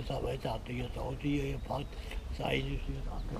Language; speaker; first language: German; native; German